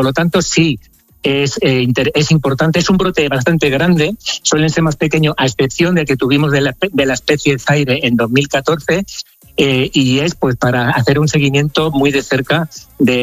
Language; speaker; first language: Spanish; native; Spanish